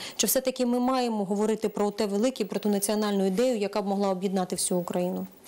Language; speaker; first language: Ukrainian; native; Ukrainian